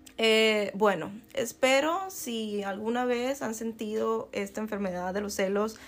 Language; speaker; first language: Spanish; native; Spanish